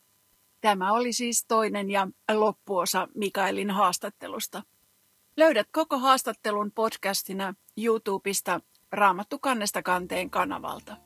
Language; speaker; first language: Finnish; native; Finnish